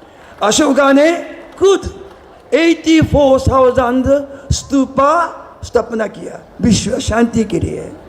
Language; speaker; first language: Hindi; non-native, learner; Japanese